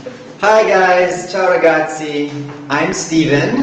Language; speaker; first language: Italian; non-native, learner; English